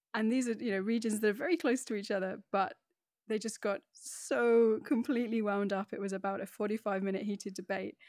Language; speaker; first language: English; native; English